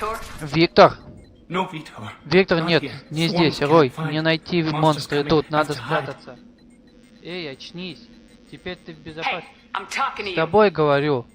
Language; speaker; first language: Russian; native; Russian